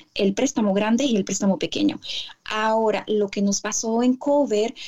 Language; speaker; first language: Spanish; native; Spanish